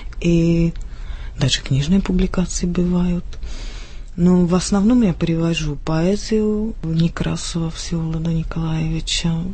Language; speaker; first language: Russian; non-native, fluent; Czech